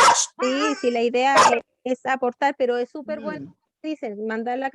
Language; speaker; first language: Spanish; native; Spanish